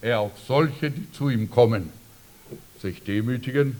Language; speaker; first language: German; early bilingual, heritage; German